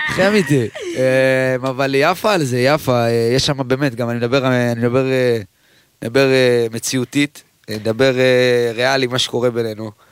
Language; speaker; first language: Hebrew; early bilingual, other home language; Amharic